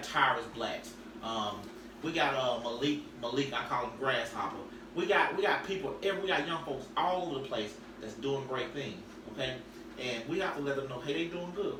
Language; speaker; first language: English; native; English